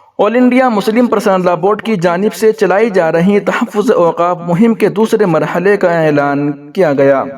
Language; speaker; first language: Urdu; native; Urdu